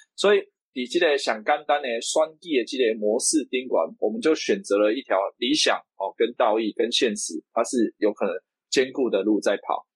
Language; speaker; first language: Chinese; native; Chinese